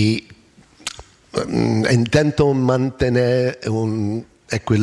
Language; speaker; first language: Spanish; non-native, learner; English